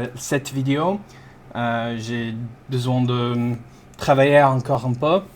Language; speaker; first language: French; non-native, fluent; English